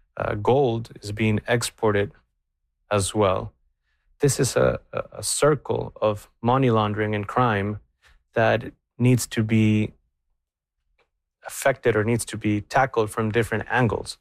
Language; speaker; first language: English; non-native, fluent; Spanish